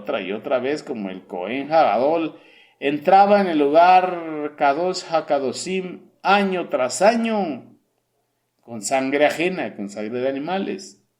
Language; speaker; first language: Spanish; native; Spanish